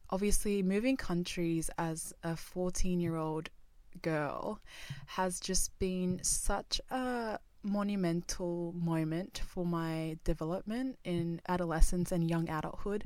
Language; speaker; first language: English; non-native, fluent; Japanese